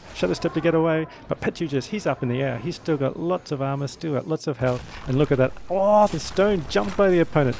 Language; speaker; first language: English; native; English